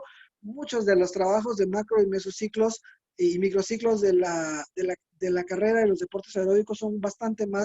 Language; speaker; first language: Spanish; native; Spanish